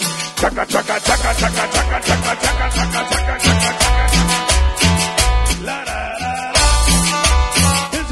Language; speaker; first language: Spanish; native; Spanish